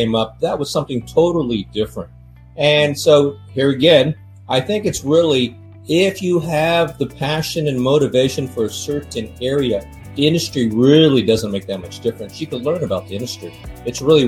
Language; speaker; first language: English; native; English